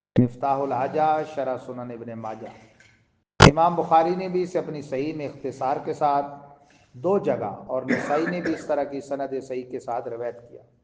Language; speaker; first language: Urdu; non-native, local second language; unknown